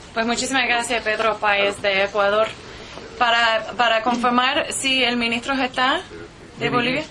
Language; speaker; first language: Spanish; non-native, fluent; English